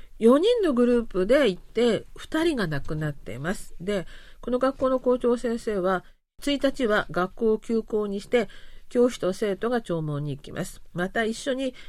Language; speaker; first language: Japanese; non-native, fluent; Korean